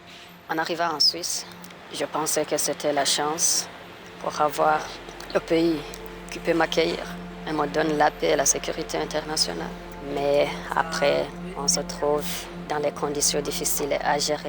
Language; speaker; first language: French; non-native, fluent; Rundi